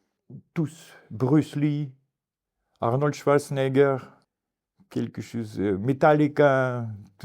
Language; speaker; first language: French; non-native, learner; Ukrainian